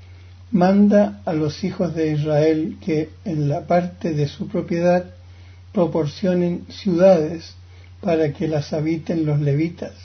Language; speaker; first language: Spanish; native; Spanish